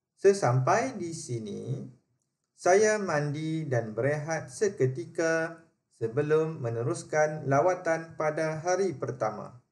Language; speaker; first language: Malay; native; Malay